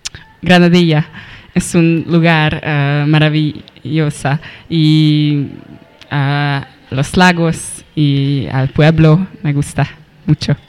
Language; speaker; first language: Spanish; non-native, learner; Hungarian